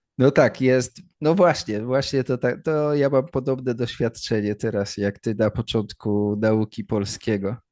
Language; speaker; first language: Polish; native; Polish